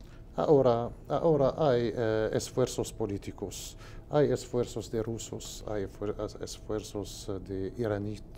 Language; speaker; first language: Spanish; non-native, learner; Arabic